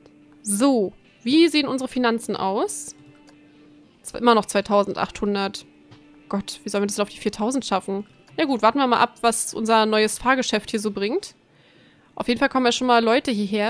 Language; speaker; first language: German; native; German